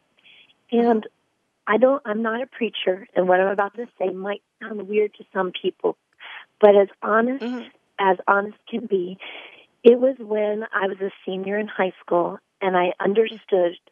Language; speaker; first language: English; native; English